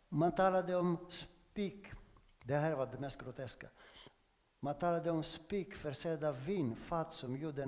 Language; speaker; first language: Swedish; non-native, fluent; Greek